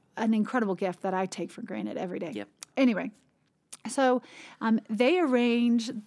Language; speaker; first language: English; native; English